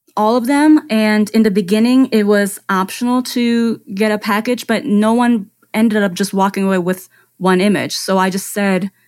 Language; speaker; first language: English; non-native, fluent; German